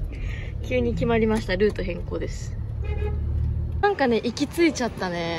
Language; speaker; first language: Japanese; native; Japanese